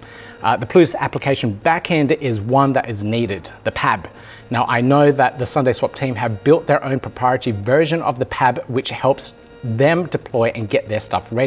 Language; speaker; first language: English; native; English